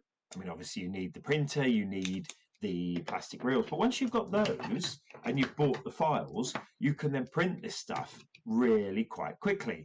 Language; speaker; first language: English; native; English